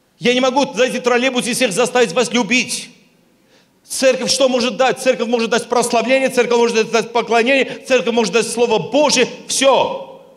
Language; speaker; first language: Russian; non-native, local second language; Armenian